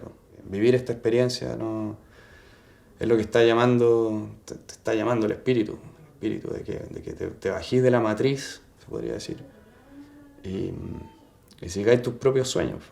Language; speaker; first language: Spanish; native; Spanish